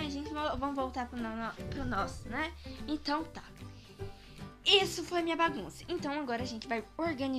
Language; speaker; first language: Portuguese; early bilingual, heritage; Portuguese